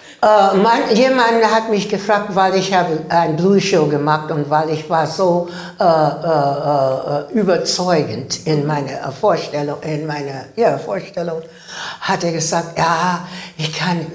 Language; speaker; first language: German; non-native, learner; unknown